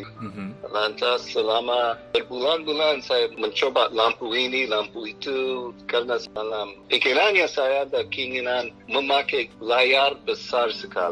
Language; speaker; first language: Indonesian; non-native, fluent; English